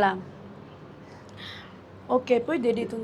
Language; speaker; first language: Filipino; non-native, local second language; Cebuano